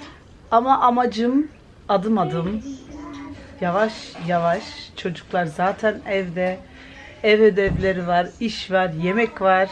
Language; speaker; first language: Turkish; early bilingual, other home language; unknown